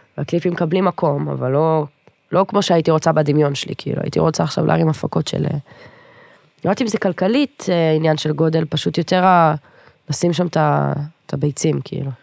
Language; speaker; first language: Hebrew; native; Hebrew